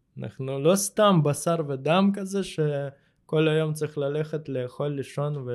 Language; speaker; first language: Hebrew; early bilingual, other home language; Russian